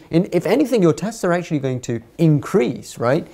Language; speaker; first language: English; native; English